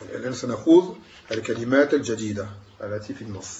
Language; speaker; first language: Arabic; non-native, fluent; French